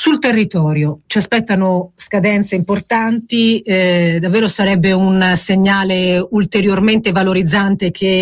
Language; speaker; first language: Italian; native; Italian